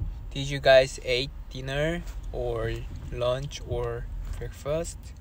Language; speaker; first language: English; non-native, learner; Korean